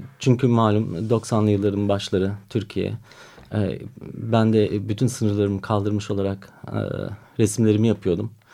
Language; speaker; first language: Turkish; early bilingual, heritage; Turkish